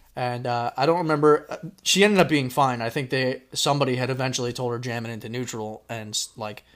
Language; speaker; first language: English; native; English